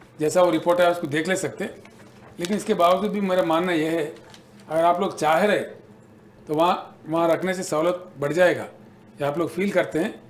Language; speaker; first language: Hindi; native; Hindi